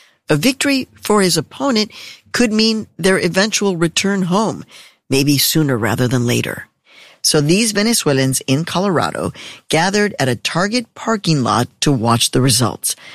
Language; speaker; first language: English; native; English